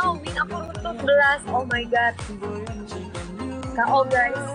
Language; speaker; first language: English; non-native, learner; Indonesian